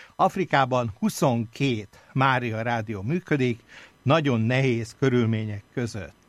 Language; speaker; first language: Hungarian; native; Hungarian